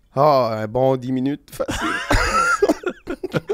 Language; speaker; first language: French; native; French